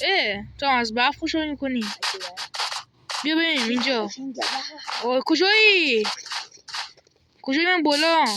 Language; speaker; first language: Persian; native; Persian